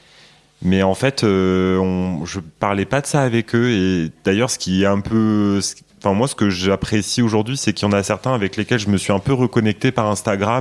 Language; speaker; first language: French; native; French